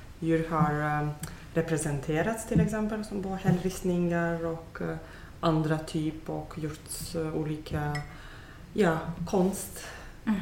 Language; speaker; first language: Swedish; non-native, fluent; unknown